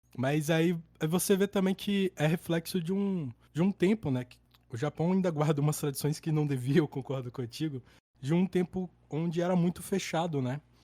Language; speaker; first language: Portuguese; native; Portuguese